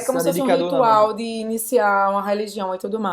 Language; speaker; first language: Portuguese; native; Portuguese